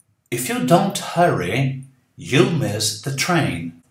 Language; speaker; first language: English; non-native, fluent; Portuguese